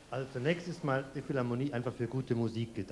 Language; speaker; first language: German; native; German